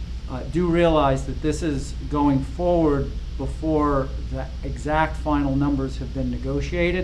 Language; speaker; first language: English; native; English